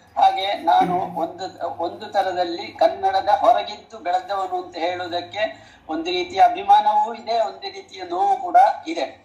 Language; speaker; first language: Kannada; non-native, local second language; Marathi